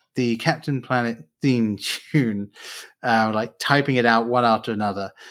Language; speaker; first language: English; native; English